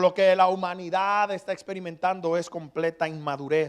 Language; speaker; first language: Spanish; early bilingual, heritage; Spanish